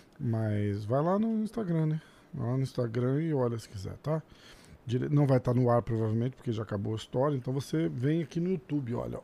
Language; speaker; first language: Portuguese; native; Portuguese